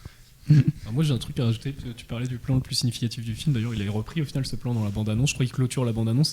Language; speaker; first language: French; native; French